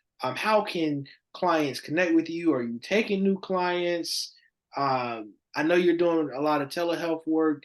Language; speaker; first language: English; native; English